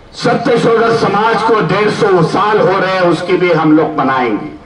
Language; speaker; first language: Hindi; non-native, local second language; Marathi